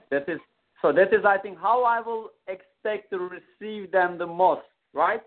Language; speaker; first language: English; non-native, fluent; Turkish